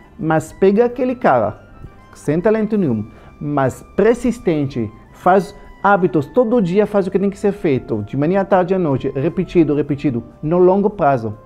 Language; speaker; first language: Portuguese; non-native, fluent; Hebrew